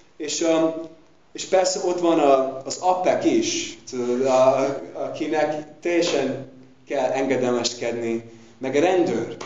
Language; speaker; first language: Hungarian; non-native, fluent; English